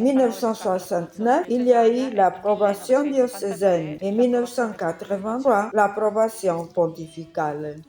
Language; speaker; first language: French; non-native, fluent; Italian